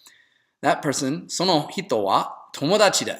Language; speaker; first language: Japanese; non-native, fluent; English